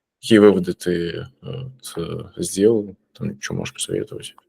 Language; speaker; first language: Russian; native; Russian